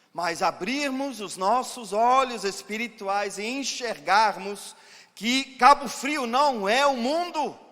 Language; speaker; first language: Portuguese; non-native, fluent; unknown